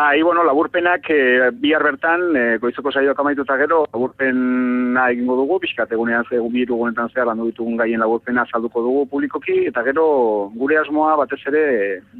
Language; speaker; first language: Basque; native; Basque